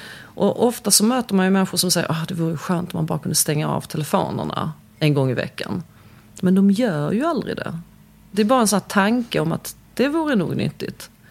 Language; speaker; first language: Swedish; early bilingual, other home language; Polish